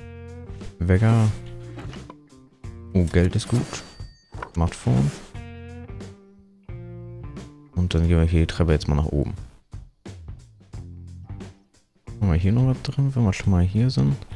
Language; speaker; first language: German; native; German